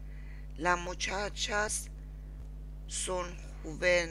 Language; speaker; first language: Spanish; non-native, learner; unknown